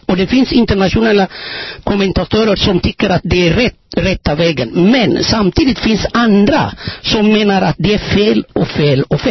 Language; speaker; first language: Swedish; non-native, fluent; Amharic